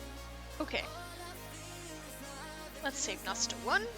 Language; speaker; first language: English; native; English